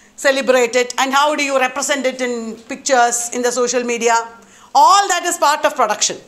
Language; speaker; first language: English; non-native, local second language; Malayalam